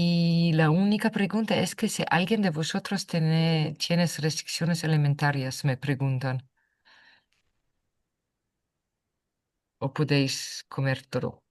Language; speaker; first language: Spanish; non-native, fluent; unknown